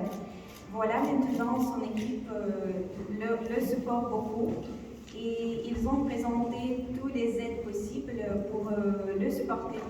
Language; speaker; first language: French; non-native, fluent; Ukrainian